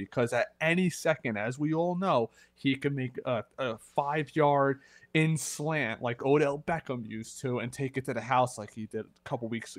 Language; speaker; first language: English; native; English